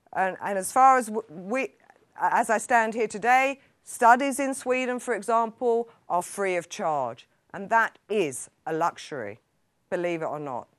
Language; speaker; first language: English; native; English